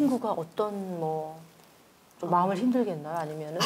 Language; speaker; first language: Korean; native; Korean